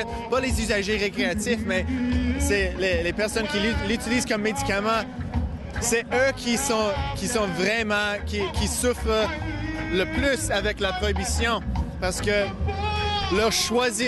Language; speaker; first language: French; non-native, local second language; English